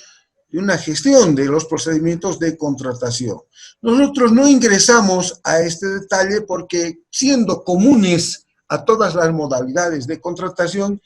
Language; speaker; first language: Spanish; native; Spanish